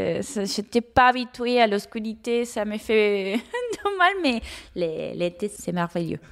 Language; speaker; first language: French; non-native, fluent; Spanish